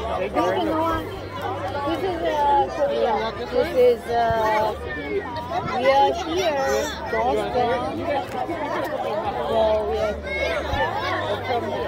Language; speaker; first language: English; non-native, fluent; Korean